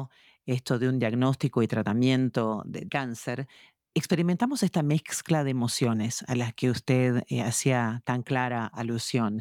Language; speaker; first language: Spanish; native; Spanish